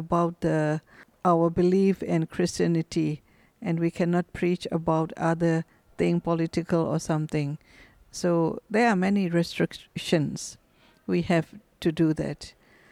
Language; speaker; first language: English; non-native, fluent; Burmese